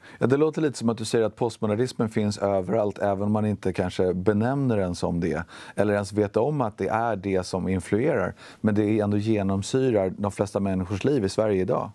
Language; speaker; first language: Swedish; native; Swedish